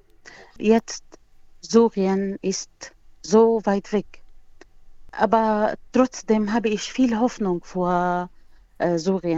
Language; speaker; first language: German; non-native, learner; Arabic